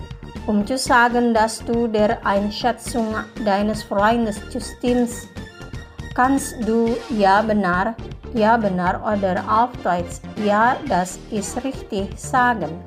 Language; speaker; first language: German; non-native, fluent; Indonesian